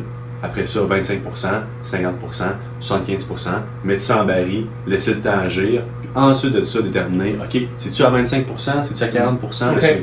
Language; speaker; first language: French; native; French